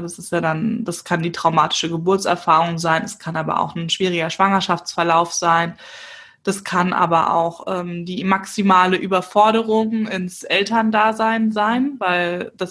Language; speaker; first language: German; native; German